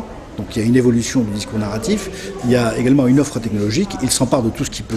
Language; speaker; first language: French; native; French